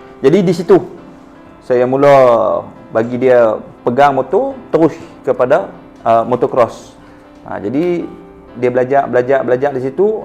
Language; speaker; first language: Malay; native; Malay